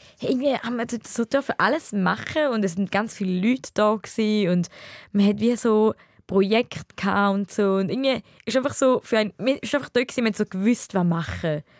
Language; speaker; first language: German; early bilingual, other home language; Tamil